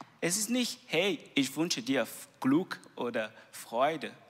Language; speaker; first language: German; non-native, learner; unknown